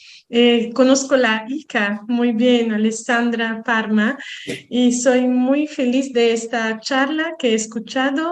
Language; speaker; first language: Spanish; non-native, fluent; Italian